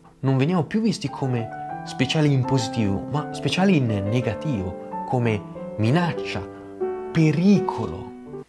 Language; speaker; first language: Italian; native; Italian